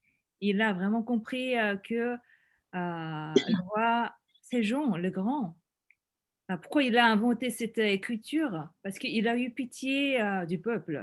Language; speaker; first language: French; non-native, fluent; Korean